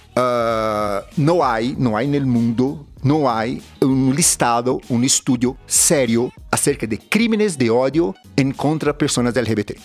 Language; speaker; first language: Spanish; non-native, learner; Portuguese